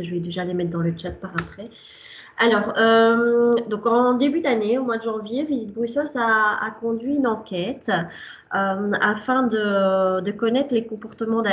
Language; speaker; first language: French; native; French